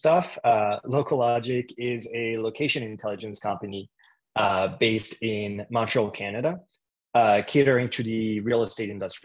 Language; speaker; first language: English; non-native, fluent; French